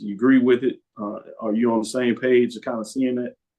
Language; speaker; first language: English; native; English